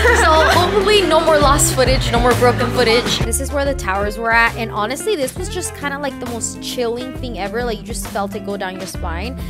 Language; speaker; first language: English; native; English